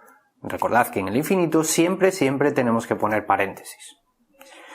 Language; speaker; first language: Spanish; native; Spanish